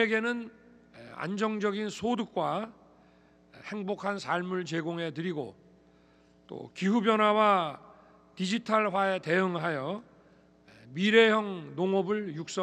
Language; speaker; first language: Korean; native; Korean